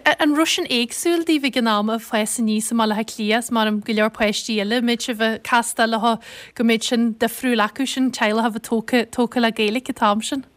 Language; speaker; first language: Irish; native; Irish